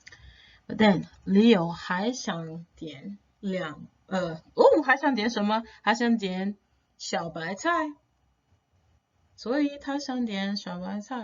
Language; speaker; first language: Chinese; non-native, fluent; English